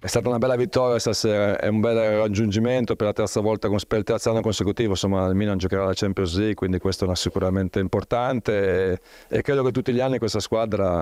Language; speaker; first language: Italian; native; Italian